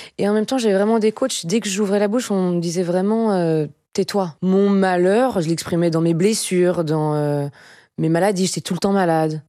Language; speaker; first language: French; native; French